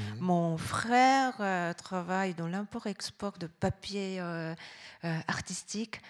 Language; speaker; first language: French; non-native, fluent; Japanese